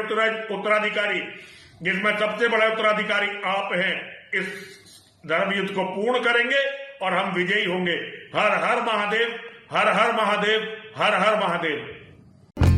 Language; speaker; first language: Hindi; native; Hindi